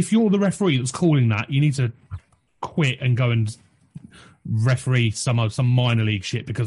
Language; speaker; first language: English; native; English